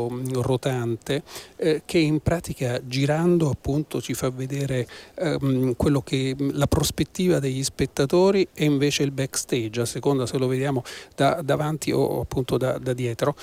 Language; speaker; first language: Italian; native; Italian